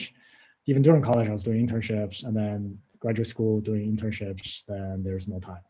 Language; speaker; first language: English; non-native, fluent; Chinese